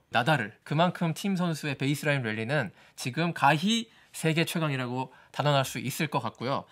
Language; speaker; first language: Korean; native; Korean